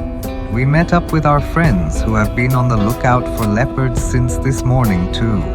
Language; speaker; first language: English; non-native, local second language; Sinhala